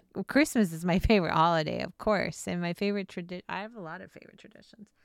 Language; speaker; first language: English; native; English